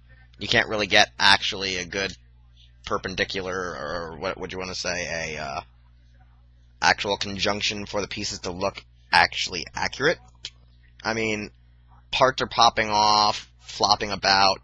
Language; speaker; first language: English; native; English